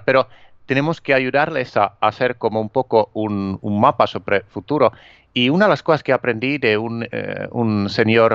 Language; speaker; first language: Spanish; non-native, fluent; Finnish